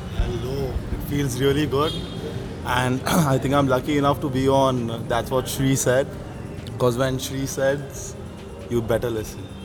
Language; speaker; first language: English; non-native, local second language; Marathi